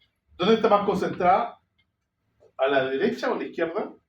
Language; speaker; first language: Spanish; native; Spanish